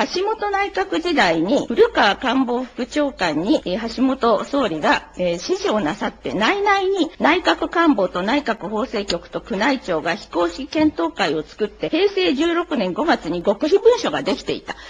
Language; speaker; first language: Japanese; native; Japanese